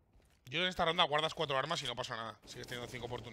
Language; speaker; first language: Spanish; native; Spanish